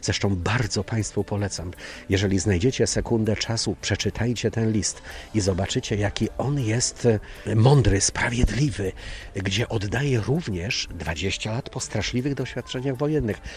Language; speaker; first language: Polish; native; Polish